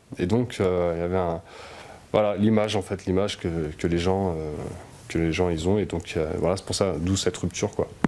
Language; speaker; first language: French; native; French